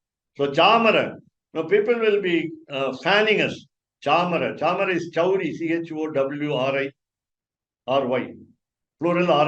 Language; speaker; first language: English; non-native, local second language; Tamil